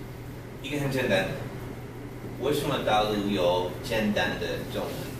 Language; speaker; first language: Chinese; non-native, learner; English